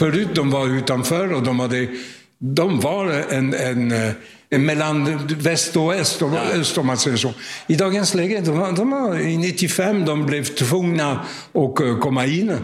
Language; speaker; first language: Swedish; non-native, fluent; French